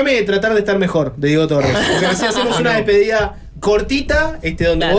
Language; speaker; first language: Spanish; native; Spanish